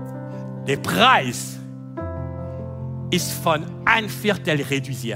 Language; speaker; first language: German; non-native, fluent; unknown